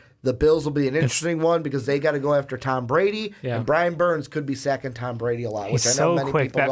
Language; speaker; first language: English; native; English